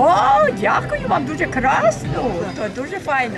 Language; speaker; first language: Ukrainian; early bilingual, heritage; Ukrainian